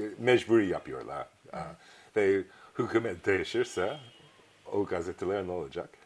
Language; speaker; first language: Turkish; non-native, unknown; English